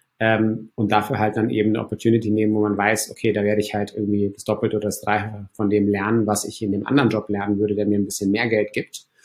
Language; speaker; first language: German; early bilingual, other home language; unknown